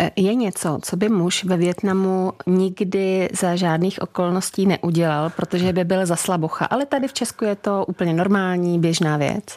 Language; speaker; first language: Czech; native; Czech